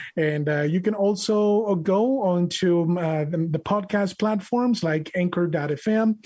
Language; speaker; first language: English; non-native, fluent; Spanish